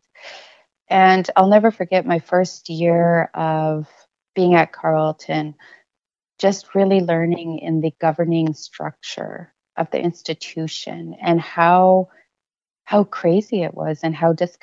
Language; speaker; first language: English; non-native, local second language; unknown